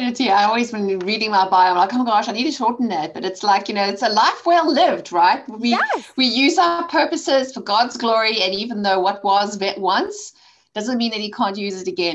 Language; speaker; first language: English; native; English